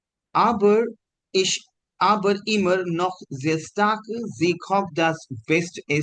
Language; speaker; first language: German; non-native, fluent; Hindi